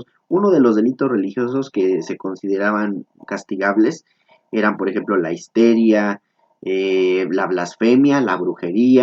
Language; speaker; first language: Spanish; native; Spanish